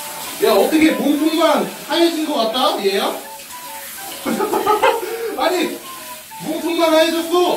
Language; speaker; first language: Korean; native; Korean